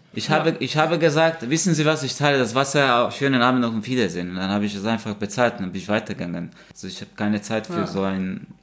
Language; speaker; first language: German; non-native, fluent; Hungarian